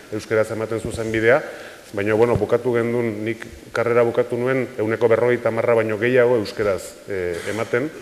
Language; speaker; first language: Basque; native; Basque